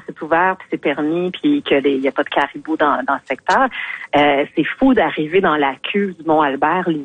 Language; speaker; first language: French; native; French